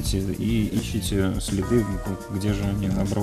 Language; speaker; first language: Russian; native; Russian